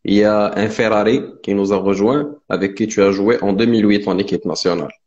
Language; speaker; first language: French; non-native, local second language; Arabic